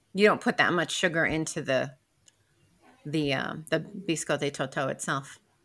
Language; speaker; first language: English; native; English